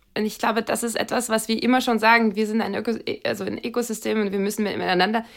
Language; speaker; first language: German; non-native, fluent; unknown